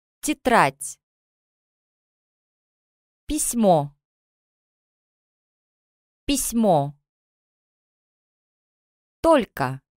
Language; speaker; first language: Russian; non-native, learner; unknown